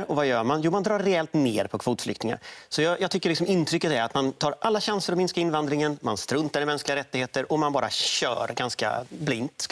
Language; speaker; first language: Swedish; native; Swedish